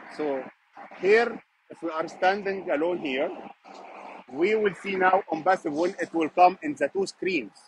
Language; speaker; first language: English; non-native, fluent; Arabic